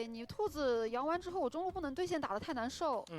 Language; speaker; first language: Chinese; native; Chinese